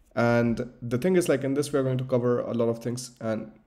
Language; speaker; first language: English; non-native, local second language; Hindi